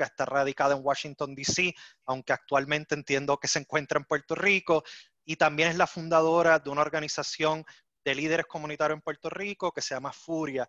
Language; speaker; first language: Spanish; native; Spanish